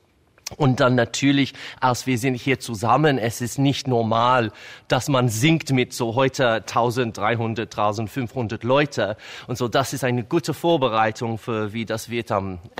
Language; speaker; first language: German; non-native, learner; English